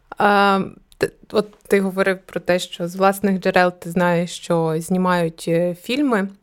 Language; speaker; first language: Ukrainian; native; Ukrainian